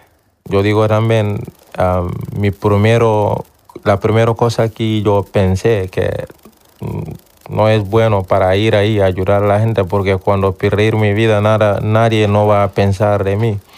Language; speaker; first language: Spanish; non-native, learner; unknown